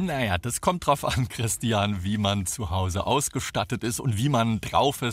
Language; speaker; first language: German; native; German